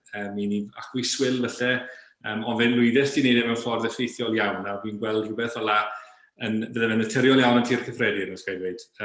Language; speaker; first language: Welsh; native; Welsh